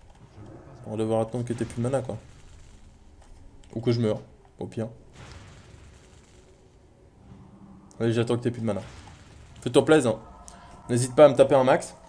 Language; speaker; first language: French; native; French